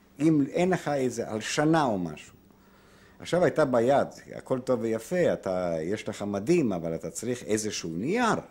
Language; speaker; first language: Hebrew; non-native, fluent; Polish